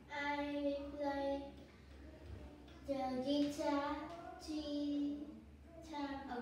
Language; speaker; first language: English; non-native, learner; Vietnamese